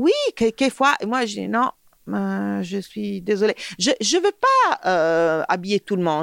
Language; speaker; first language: French; non-native, fluent; Italian